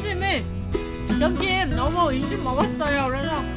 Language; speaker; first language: Korean; non-native, learner; Vietnamese